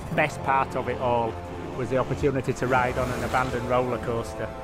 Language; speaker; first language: English; native; English